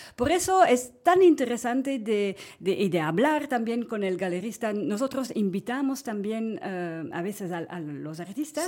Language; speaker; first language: Spanish; non-native, fluent; French